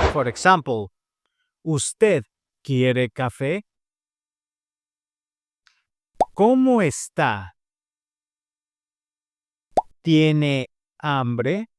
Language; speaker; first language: Spanish; non-native, fluent; English